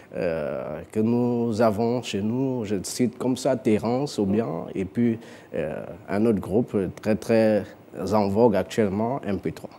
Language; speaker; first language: French; non-native, local second language; Fang